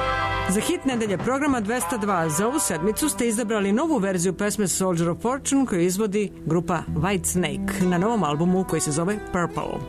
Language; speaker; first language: Serbian; native; Serbian